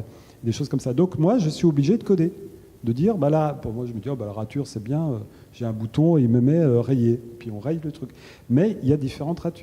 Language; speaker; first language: French; native; French